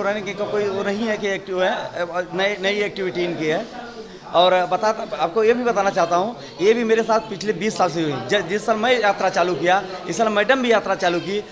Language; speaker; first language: Hindi; native; Hindi